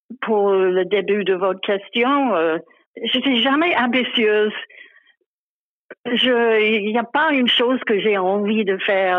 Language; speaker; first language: French; non-native, fluent; English